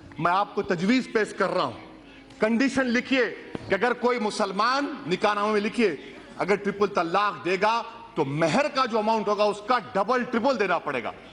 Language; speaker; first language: Urdu; native; Urdu